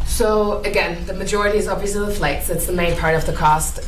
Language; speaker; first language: English; non-native, fluent; German